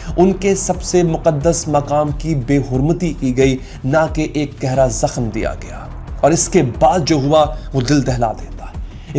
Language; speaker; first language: Urdu; native; Urdu